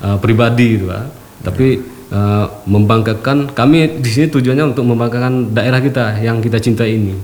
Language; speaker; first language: Indonesian; native; Indonesian